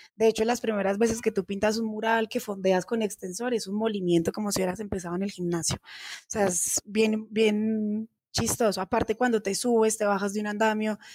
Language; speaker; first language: Spanish; native; Spanish